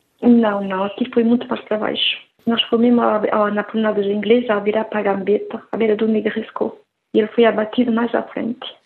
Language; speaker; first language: Portuguese; early bilingual, heritage; Portuguese